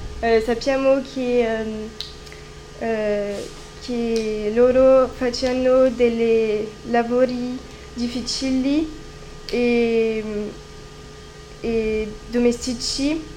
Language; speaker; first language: Italian; non-native, learner; French